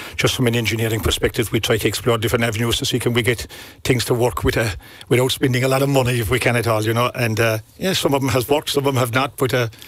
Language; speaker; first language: English; native; English